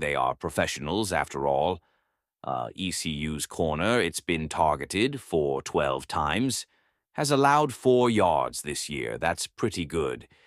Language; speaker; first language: English; native; English